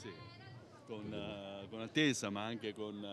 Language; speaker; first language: Italian; native; Italian